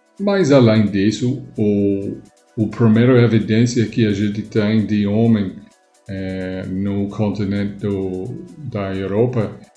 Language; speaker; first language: Portuguese; non-native, fluent; English